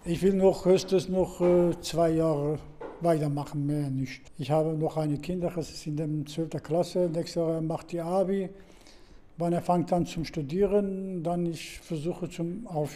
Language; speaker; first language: German; non-native, learner; Turkish